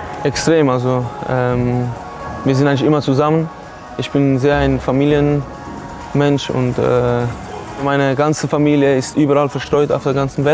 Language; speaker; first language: German; non-native, fluent; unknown